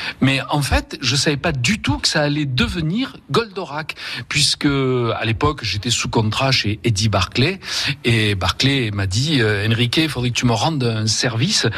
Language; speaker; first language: French; early bilingual, other home language; Spanish